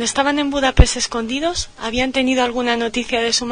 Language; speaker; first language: Spanish; native; Spanish